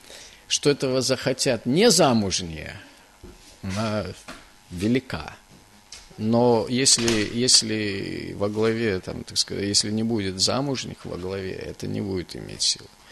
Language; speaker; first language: Russian; native; Russian